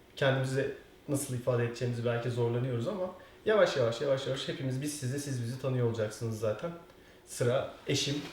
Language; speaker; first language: Turkish; native; Turkish